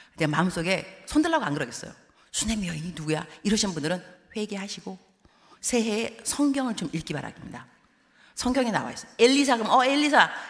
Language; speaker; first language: Korean; early bilingual, heritage; Korean